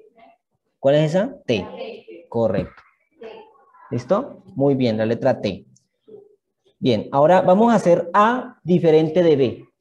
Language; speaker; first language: Spanish; native; Spanish